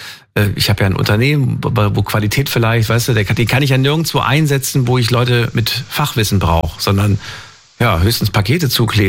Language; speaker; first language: German; native; German